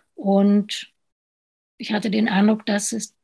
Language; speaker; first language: German; native; German